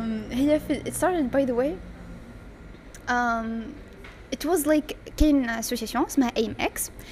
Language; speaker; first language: English; non-native, fluent; Arabic